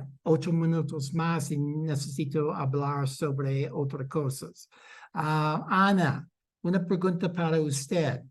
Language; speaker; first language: Spanish; non-native, fluent; English